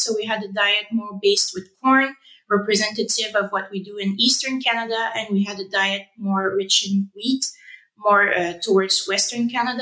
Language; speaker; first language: English; non-native, fluent; French